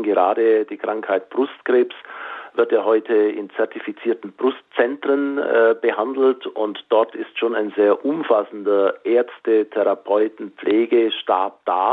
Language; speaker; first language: German; native; German